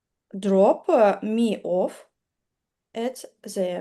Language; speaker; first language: English; non-native, learner; Russian